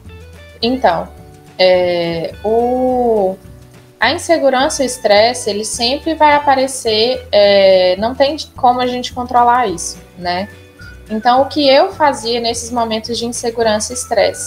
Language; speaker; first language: Portuguese; native; Portuguese